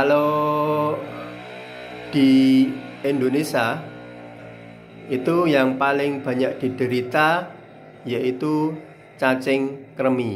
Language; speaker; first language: Indonesian; native; Indonesian